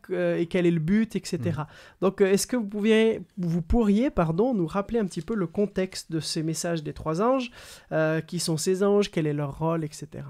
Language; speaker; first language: French; native; French